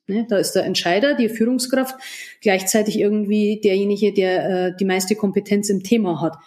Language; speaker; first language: German; native; German